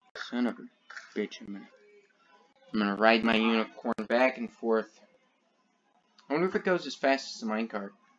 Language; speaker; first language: English; native; English